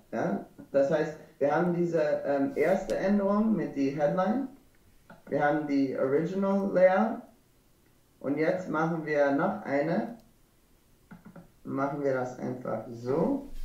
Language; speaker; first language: German; non-native, learner; English